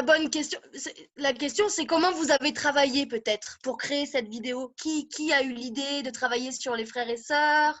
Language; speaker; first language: French; native; French